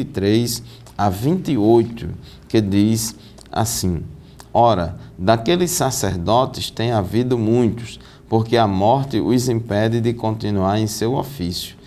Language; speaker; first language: Portuguese; native; Portuguese